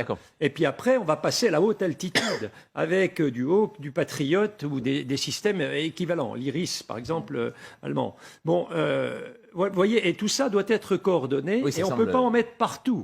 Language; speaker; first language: French; native; French